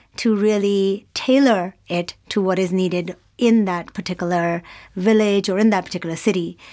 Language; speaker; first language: English; non-native, local second language; Urdu